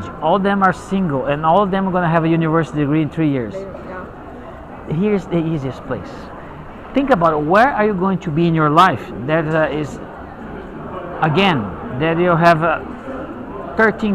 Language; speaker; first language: English; non-native, fluent; Portuguese